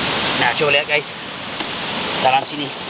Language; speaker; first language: Indonesian; non-native, learner; English